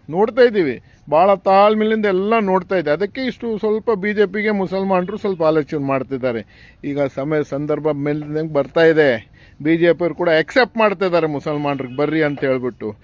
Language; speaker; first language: Kannada; non-native, local second language; Urdu